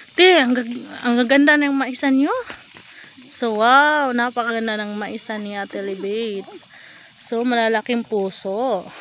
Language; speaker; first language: Filipino; non-native, local second language; Cebuano